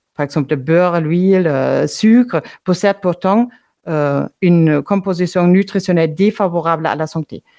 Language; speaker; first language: French; non-native, fluent; German